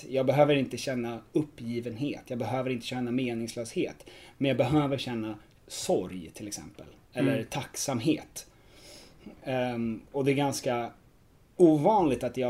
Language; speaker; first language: Swedish; native; Swedish